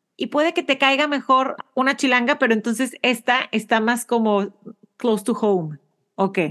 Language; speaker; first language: Spanish; native; Spanish